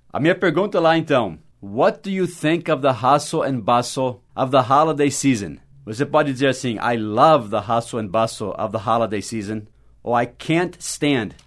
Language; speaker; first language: English; native; English